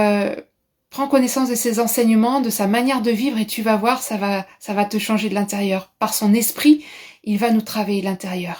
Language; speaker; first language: French; native; French